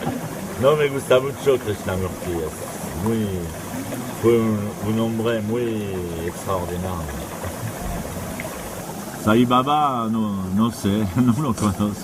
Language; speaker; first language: Spanish; non-native, fluent; French